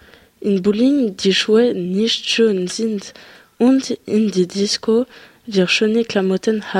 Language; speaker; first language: German; non-native, learner; French